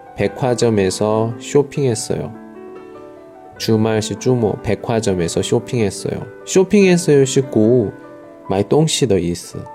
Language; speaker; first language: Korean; non-native, learner; Chinese